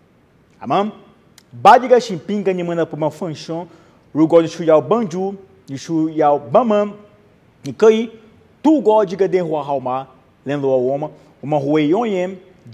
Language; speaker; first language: Chinese; non-native, learner; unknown